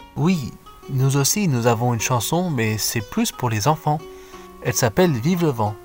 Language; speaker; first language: French; native; French